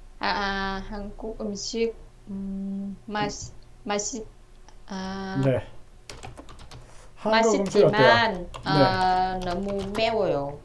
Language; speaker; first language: Korean; non-native, learner; Vietnamese